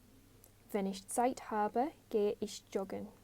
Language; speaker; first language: German; non-native, fluent; English